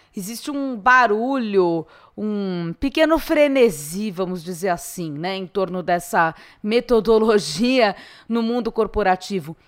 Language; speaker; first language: Portuguese; native; Portuguese